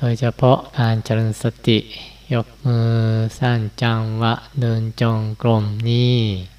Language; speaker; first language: Thai; non-native, fluent; Japanese